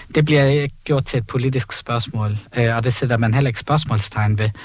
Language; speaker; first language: Danish; early bilingual, other home language; Arabic